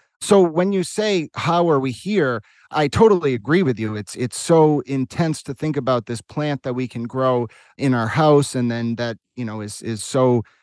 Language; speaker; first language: English; native; English